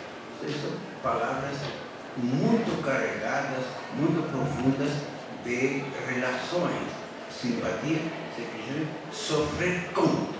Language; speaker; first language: Portuguese; native; Portuguese